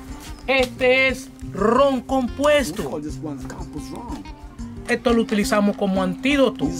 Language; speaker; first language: Spanish; native; Spanish